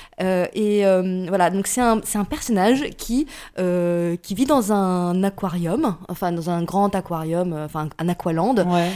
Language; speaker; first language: French; early bilingual, other home language; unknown